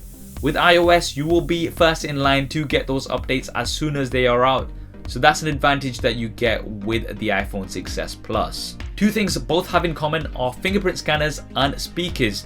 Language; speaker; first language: English; native; English